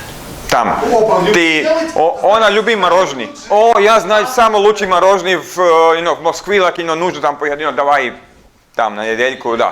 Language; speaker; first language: Russian; non-native, learner; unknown